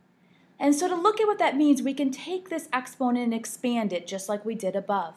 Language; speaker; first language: English; native; English